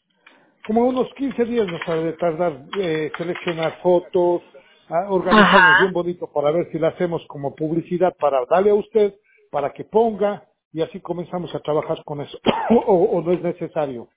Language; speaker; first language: Spanish; native; Spanish